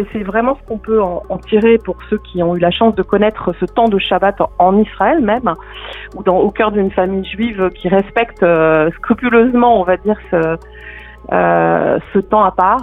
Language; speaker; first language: French; native; French